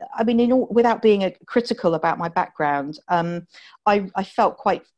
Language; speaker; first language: English; native; English